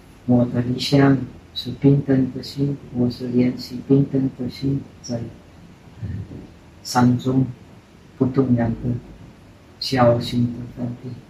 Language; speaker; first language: Chinese; non-native, fluent; Czech